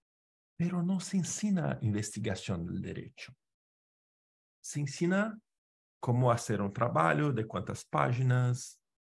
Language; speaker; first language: Spanish; non-native, fluent; Portuguese